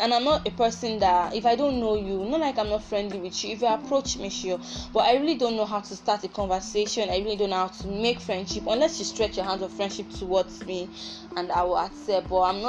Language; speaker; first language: English; non-native, local second language; Igbo